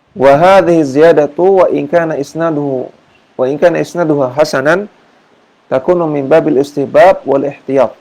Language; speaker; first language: Arabic; non-native, fluent; Indonesian